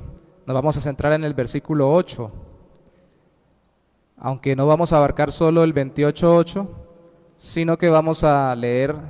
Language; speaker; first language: Spanish; native; Spanish